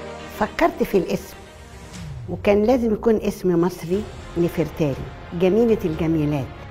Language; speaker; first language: Arabic; native; Arabic